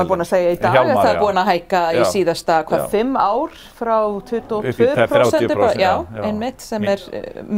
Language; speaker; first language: Icelandic; non-native, fluent; English